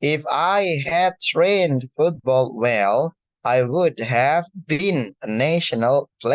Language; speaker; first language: English; non-native, fluent; Indonesian